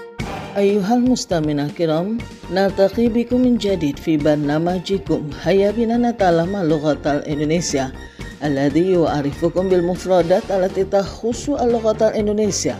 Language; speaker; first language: Arabic; non-native, fluent; Indonesian